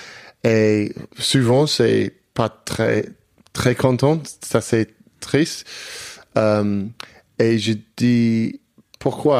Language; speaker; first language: French; non-native, fluent; English